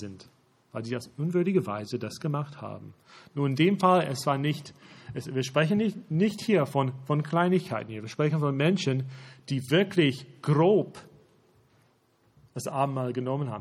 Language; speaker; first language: German; non-native, fluent; English